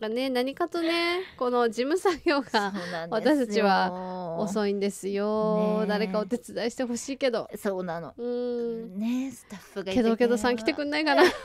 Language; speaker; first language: Japanese; native; Japanese